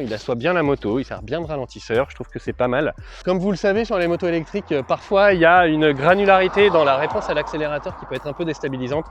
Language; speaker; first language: French; native; French